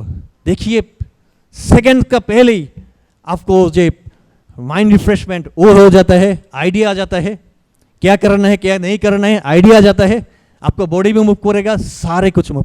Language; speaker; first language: Hindi; non-native, learner; Bangla